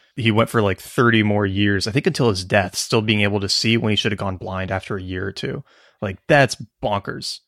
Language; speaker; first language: English; native; English